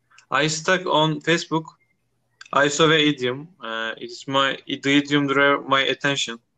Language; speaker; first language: English; non-native, learner; Turkish